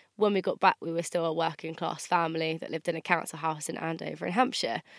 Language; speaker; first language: English; native; English